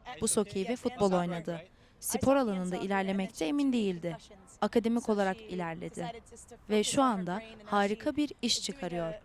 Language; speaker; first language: Turkish; non-native, learner; English